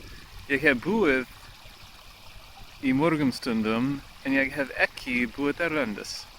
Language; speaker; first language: Icelandic; non-native, learner; English